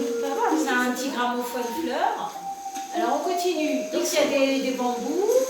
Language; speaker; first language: French; native; French